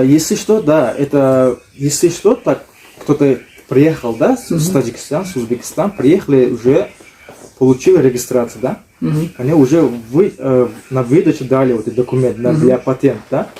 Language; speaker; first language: Russian; non-native, learner; Uzbek